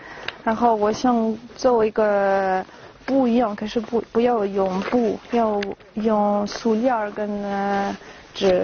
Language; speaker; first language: Chinese; non-native, learner; French